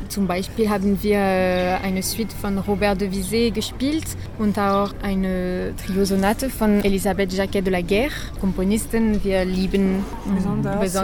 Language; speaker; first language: German; non-native, learner; French